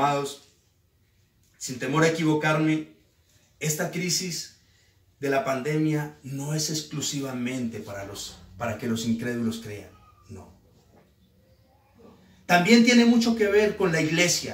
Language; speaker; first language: Spanish; native; Spanish